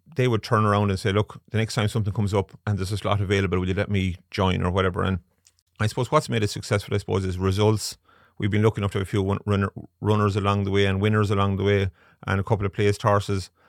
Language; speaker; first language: English; native; English